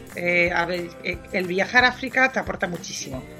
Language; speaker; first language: Spanish; non-native, fluent; French